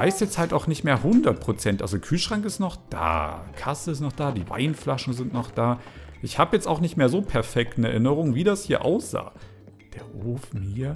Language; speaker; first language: German; native; German